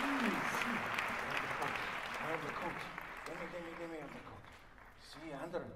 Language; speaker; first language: Spanish; non-native, learner; English